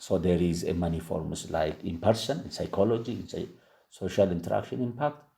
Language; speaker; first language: English; non-native, local second language; Amharic